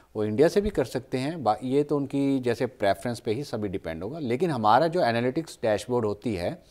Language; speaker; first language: Hindi; native; Hindi